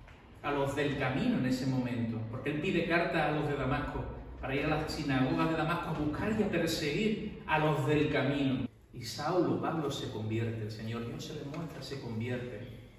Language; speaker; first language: Spanish; native; Spanish